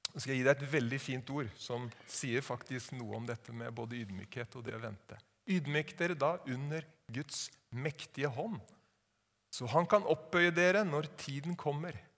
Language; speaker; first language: Norwegian; native; Norwegian